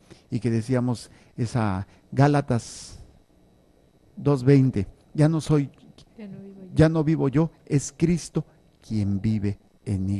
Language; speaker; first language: Spanish; native; Spanish